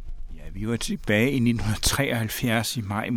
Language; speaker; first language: Danish; native; Danish